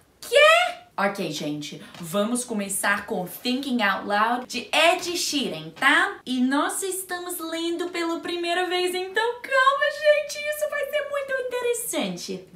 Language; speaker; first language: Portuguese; non-native, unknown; English